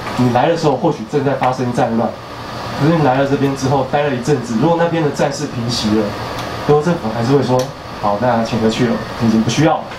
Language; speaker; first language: Chinese; native; Chinese